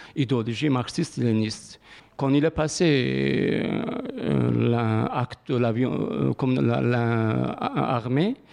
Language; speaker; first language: French; non-native, learner; Kurdish